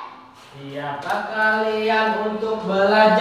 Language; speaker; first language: Indonesian; native; Indonesian